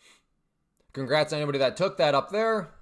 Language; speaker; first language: English; native; English